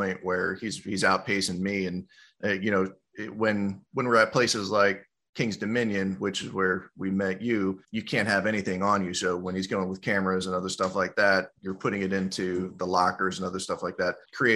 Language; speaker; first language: English; native; English